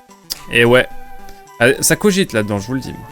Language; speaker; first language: French; native; French